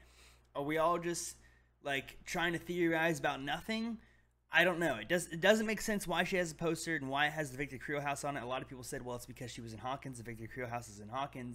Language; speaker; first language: English; native; English